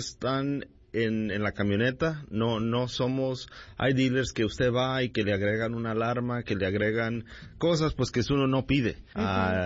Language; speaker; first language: Spanish; early bilingual, heritage; Spanish